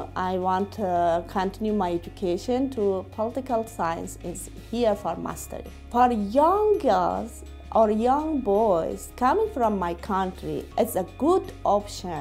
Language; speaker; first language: English; non-native, learner; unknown